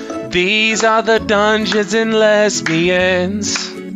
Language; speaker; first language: English; native; English